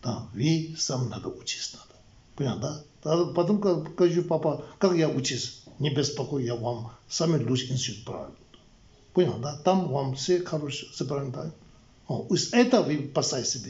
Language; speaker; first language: Russian; non-native, learner; Tibetan